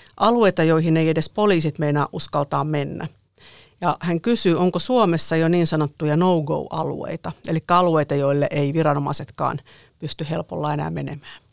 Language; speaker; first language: Finnish; native; Finnish